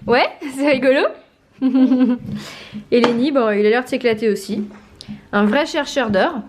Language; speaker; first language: French; native; French